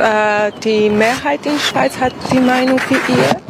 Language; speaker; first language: German; non-native, fluent; Armenian